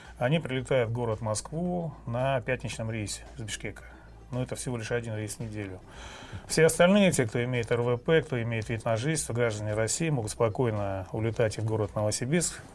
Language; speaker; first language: Russian; non-native, local second language; Kyrgyz